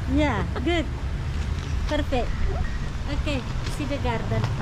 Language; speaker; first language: English; non-native, learner; Indonesian